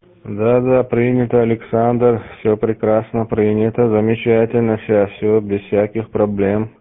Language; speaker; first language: Russian; native; Russian